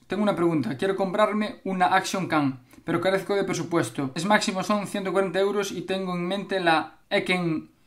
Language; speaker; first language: Spanish; native; Spanish